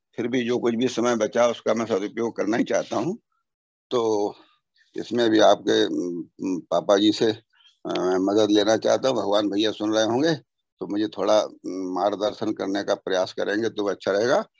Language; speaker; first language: Hindi; native; Hindi